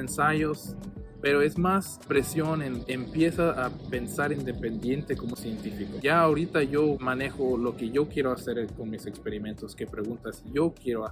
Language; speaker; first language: Spanish; early bilingual, heritage; Spanish